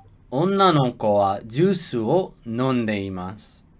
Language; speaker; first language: Japanese; non-native, learner; English